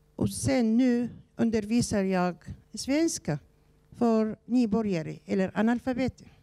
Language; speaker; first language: Swedish; non-native, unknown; Arabic